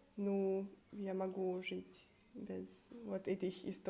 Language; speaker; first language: Russian; non-native, learner; Hungarian